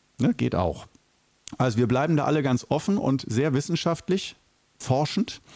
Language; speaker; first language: German; native; German